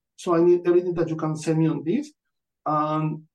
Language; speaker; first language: English; non-native, fluent; Spanish